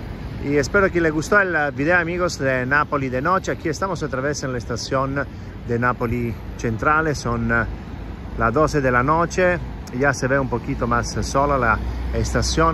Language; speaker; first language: Spanish; non-native, fluent; Italian